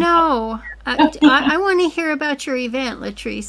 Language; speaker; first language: English; native; English